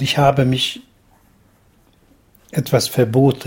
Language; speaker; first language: German; non-native, fluent; Hungarian